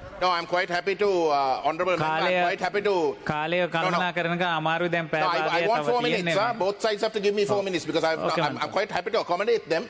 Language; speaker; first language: English; non-native, local second language; Tamil